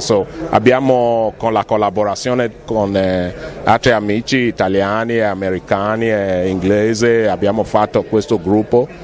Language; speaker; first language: Italian; non-native, fluent; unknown